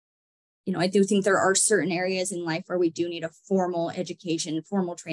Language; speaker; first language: English; native; English